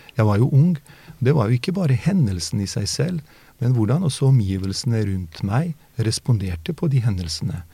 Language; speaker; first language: Norwegian; early bilingual, other home language; Bosnian